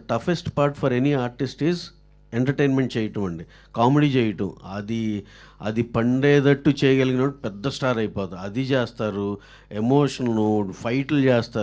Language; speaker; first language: Telugu; native; Telugu